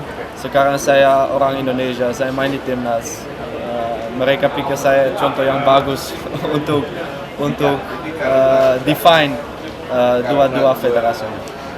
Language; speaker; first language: Indonesian; non-native, fluent; Dutch